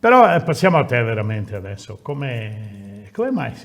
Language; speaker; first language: Italian; native; Italian